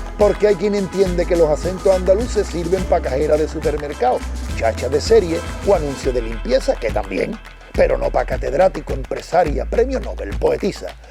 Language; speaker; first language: Spanish; native; Spanish